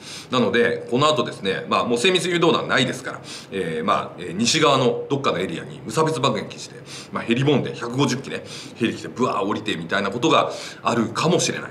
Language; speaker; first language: Japanese; native; Japanese